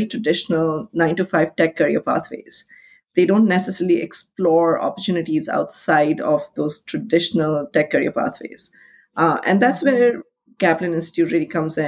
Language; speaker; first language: English; non-native, local second language; Hindi